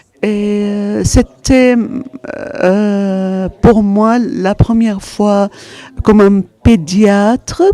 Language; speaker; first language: French; non-native, fluent; Arabic